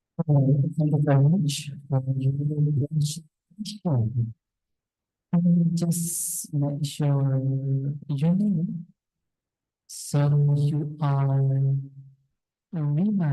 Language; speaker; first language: English; non-native, fluent; Indonesian